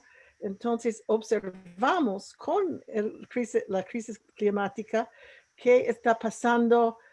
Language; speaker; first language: Spanish; non-native, fluent; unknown